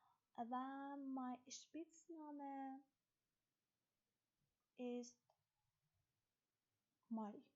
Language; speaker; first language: German; non-native, fluent; Persian